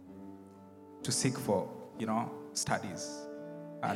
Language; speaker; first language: English; non-native, local second language; Luo (Kenya and Tanzania)